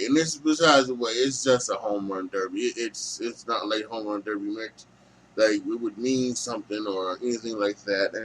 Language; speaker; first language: English; native; English